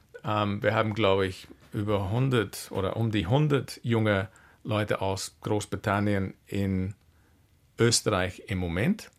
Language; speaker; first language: German; non-native, fluent; English